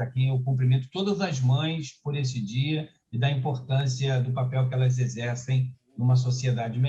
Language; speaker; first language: Portuguese; native; Portuguese